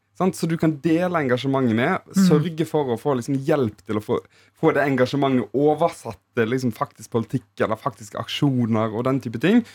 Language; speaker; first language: Norwegian; native; Norwegian